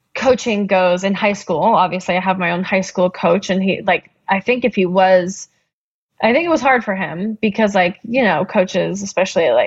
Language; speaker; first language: English; native; English